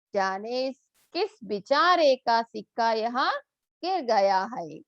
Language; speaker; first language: Hindi; non-native, local second language; Telugu